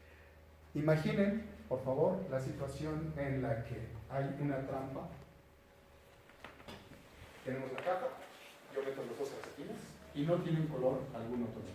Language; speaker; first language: Spanish; native; Spanish